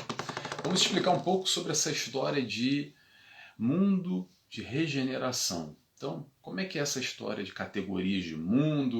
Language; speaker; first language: Portuguese; native; Portuguese